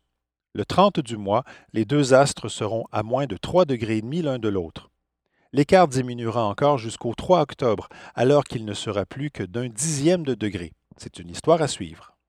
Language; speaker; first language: French; native; French